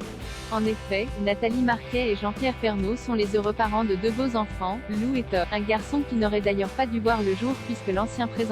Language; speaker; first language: French; native; French